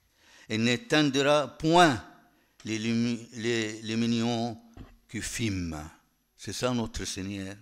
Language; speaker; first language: French; non-native, fluent; Arabic